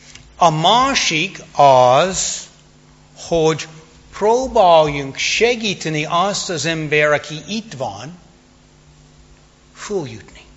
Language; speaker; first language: Hungarian; non-native, fluent; English